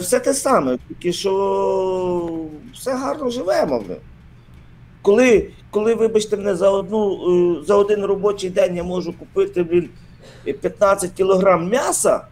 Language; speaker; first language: Ukrainian; native; Ukrainian